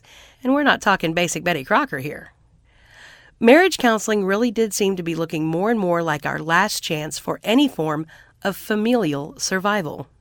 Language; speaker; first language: English; native; English